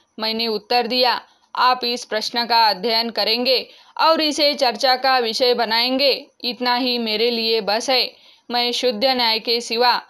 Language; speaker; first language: Hindi; non-native, local second language; Marathi